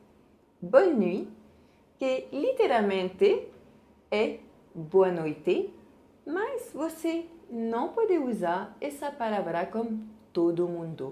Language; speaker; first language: Portuguese; non-native, fluent; French